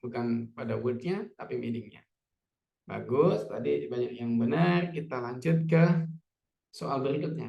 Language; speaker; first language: Indonesian; native; Indonesian